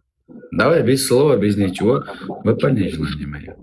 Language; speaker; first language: Russian; non-native, local second language; Uzbek